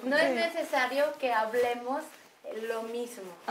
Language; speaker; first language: Spanish; non-native, learner; Korean